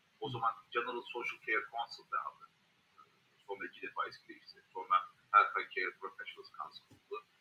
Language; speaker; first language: Turkish; native; Turkish